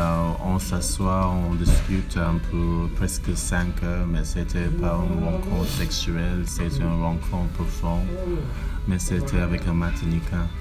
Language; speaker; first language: French; non-native, learner; English